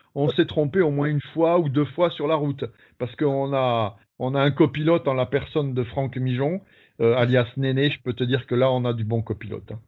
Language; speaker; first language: French; native; French